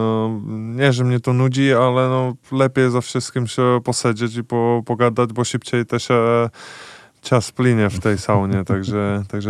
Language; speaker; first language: Polish; non-native, fluent; Czech